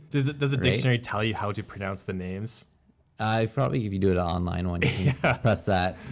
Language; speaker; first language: English; native; English